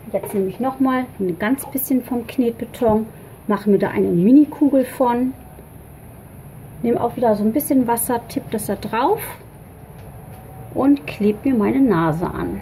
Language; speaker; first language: German; native; German